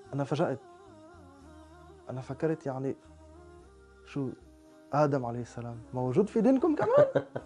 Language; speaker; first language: Arabic; non-native, learner; French